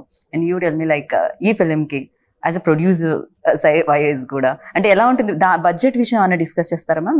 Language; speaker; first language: Telugu; native; Telugu